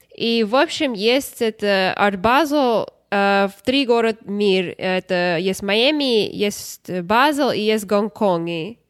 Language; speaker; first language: Russian; non-native, learner; English